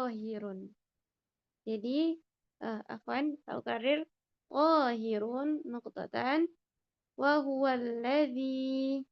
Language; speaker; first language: Arabic; non-native, fluent; Indonesian